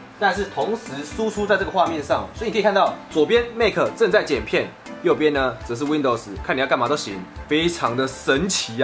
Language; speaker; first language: Chinese; native; Chinese